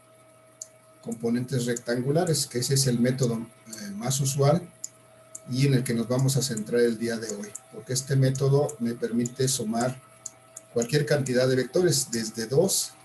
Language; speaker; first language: Spanish; native; Spanish